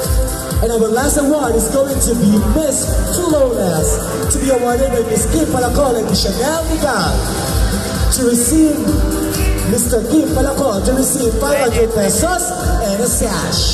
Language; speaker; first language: English; non-native, local second language; Filipino